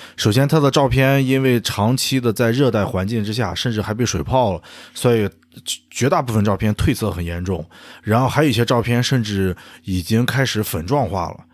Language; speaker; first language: Chinese; native; Chinese